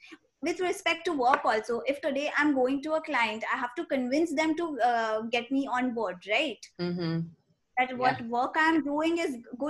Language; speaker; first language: English; non-native, local second language; Hindi